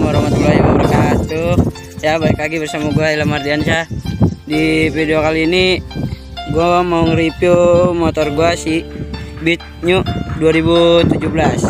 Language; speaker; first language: Indonesian; native; Indonesian